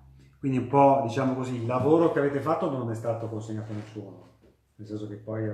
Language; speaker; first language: Italian; native; Italian